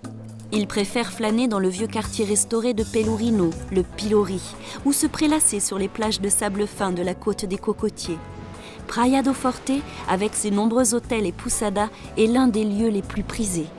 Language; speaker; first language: French; native; French